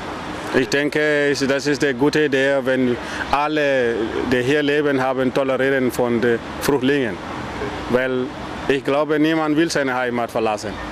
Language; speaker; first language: German; non-native, learner; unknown